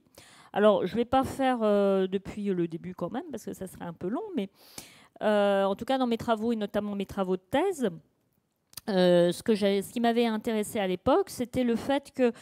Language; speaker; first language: French; native; French